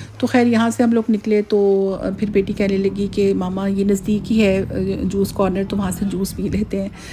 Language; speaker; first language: Urdu; native; Urdu